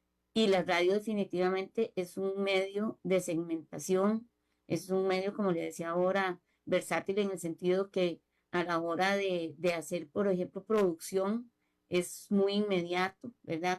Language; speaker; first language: Spanish; native; Spanish